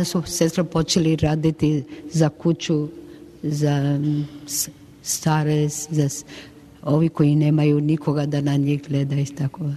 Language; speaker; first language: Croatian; non-native, local second language; Albanian